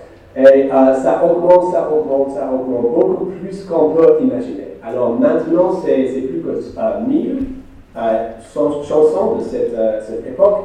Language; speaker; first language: French; non-native, fluent; English